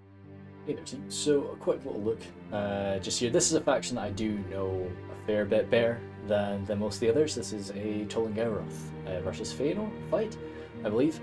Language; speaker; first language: English; native; English